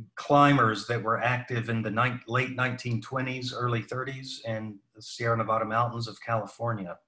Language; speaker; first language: English; native; English